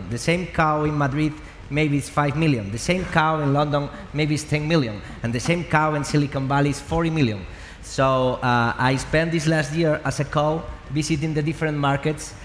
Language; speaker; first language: English; non-native, learner; Spanish